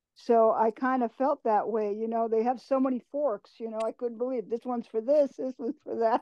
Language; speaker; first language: English; native; English